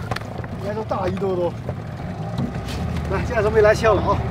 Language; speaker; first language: Chinese; native; Chinese